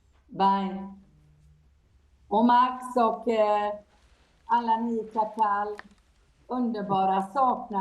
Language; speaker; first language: Swedish; non-native, fluent; Hebrew